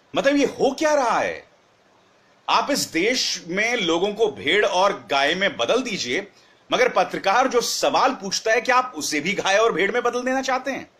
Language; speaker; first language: Hindi; native; Hindi